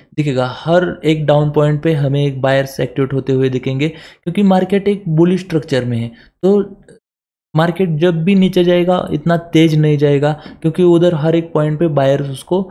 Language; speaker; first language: Hindi; non-native, local second language; Marathi